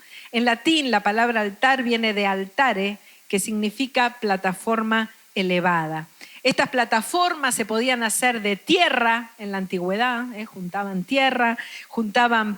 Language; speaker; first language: Spanish; native; Spanish